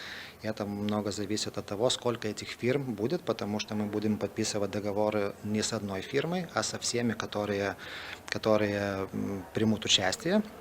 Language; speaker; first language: Russian; non-native, fluent; Lithuanian